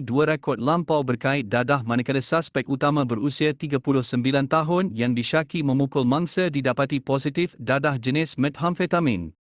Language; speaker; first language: Malay; native; Malay